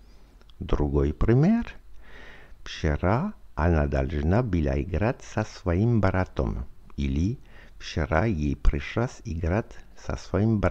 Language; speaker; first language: Russian; non-native, learner; French